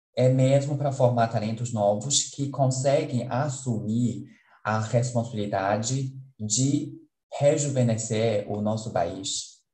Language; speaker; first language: Portuguese; non-native, fluent; Chinese